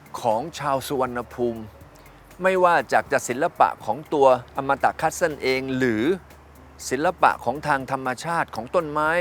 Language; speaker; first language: Thai; native; Thai